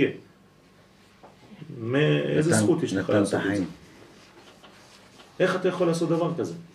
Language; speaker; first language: Hebrew; non-native, fluent; French